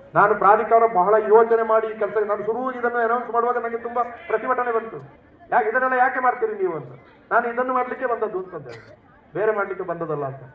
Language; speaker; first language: Kannada; non-native, local second language; Tulu